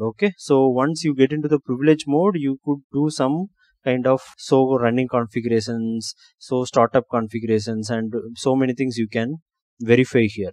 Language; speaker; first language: English; non-native, local second language; Tamil